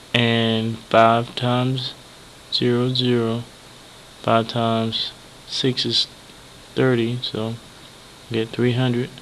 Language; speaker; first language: English; native; English